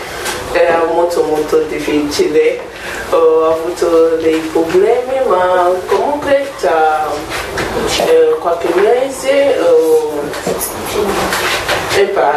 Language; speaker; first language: Italian; non-native, learner; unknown